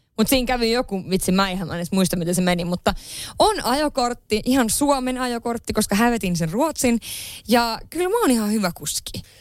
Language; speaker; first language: Finnish; early bilingual, heritage; Finnish